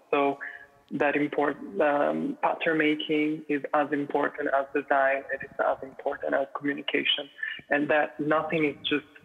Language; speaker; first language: English; non-native, fluent; Italian